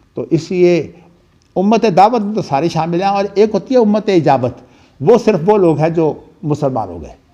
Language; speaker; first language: Urdu; non-native, local second language; Punjabi